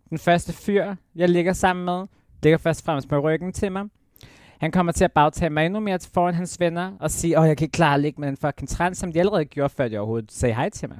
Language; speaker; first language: Danish; native; Danish